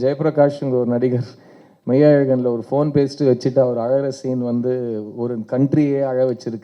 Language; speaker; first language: Tamil; native; Tamil